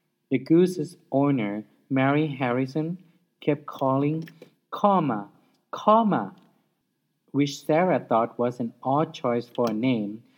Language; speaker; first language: English; non-native, fluent; Thai